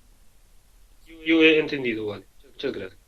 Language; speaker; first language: Spanish; non-native, learner; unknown